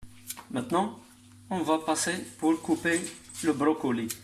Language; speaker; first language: French; non-native, learner; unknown